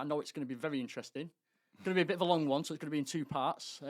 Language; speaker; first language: English; native; English